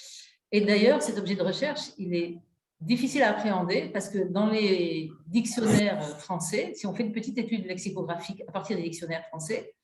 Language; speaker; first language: French; native; French